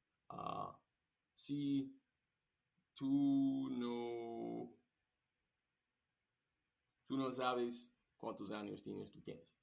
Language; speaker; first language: Spanish; non-native, learner; English